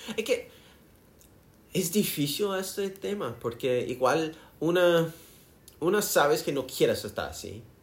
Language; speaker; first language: Spanish; non-native, learner; English